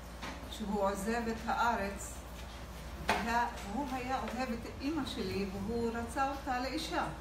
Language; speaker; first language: Hebrew; non-native, local second language; Arabic